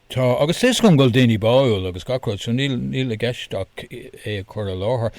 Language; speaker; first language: Irish; non-native, local second language; English